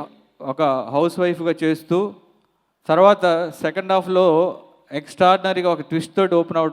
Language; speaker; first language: Telugu; native; Telugu